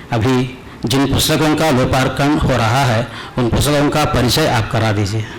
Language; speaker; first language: Hindi; non-native, local second language; Kannada